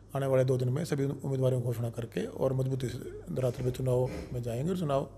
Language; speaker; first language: Hindi; native; Hindi